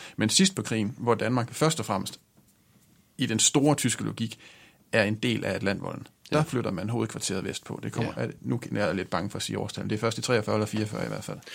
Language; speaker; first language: Danish; native; Danish